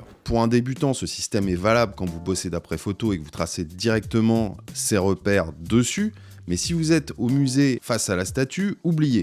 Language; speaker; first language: French; native; French